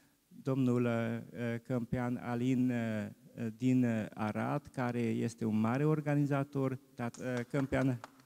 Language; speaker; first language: Romanian; non-native, local second language; Hungarian